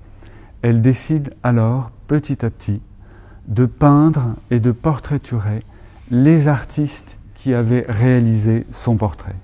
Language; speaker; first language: French; native; French